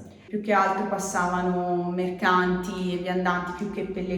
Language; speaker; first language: Italian; native; Italian